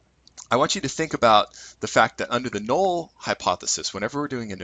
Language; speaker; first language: English; native; English